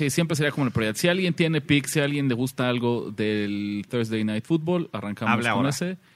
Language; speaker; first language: Spanish; native; Spanish